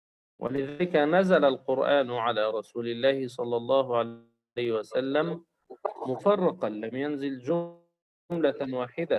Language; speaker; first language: Arabic; native; Arabic